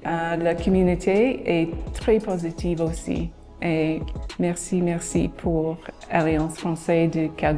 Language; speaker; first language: French; non-native, learner; English